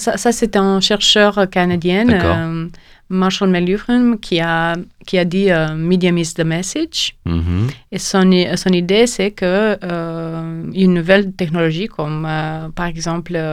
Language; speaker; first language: French; non-native, fluent; Romanian